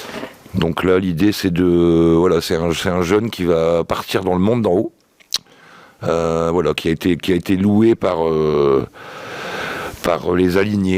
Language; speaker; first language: French; native; French